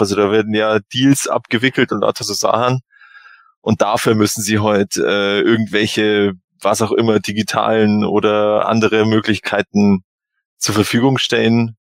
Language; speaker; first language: German; native; German